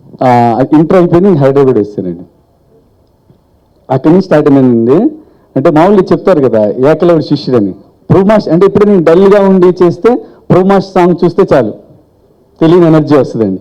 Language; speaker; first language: Telugu; native; Telugu